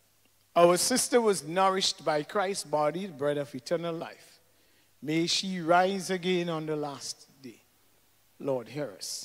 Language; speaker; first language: English; native; English